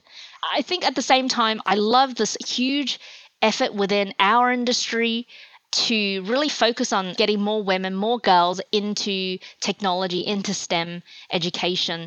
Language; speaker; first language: English; native; English